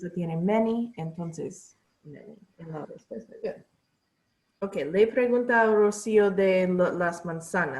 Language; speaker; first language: Spanish; non-native, learner; English